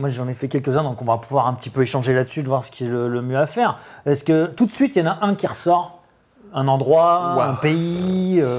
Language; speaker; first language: French; native; French